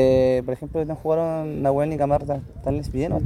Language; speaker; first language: Spanish; native; Spanish